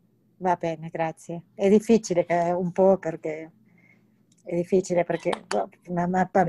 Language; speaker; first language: Italian; non-native, learner; Spanish